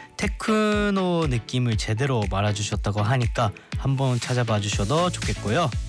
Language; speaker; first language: Korean; non-native, fluent; Japanese